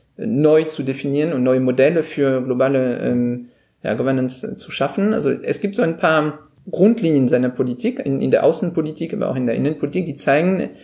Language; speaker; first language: German; non-native, fluent; French